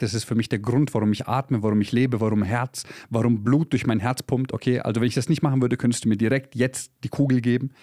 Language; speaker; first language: German; early bilingual, other home language; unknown